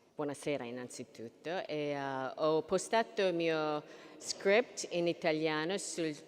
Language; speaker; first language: Italian; non-native, fluent; Korean